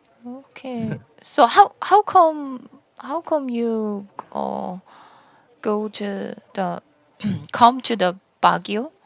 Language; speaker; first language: English; non-native, learner; Korean